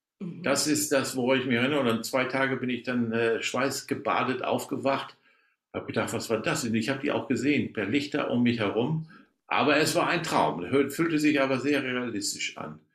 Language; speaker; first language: German; native; German